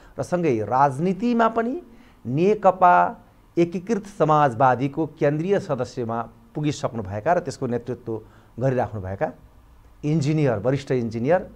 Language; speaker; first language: Nepali; native; Nepali